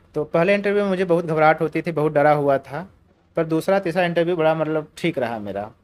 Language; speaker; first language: Hindi; native; Hindi